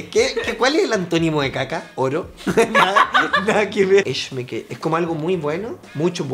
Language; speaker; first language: Spanish; native; Spanish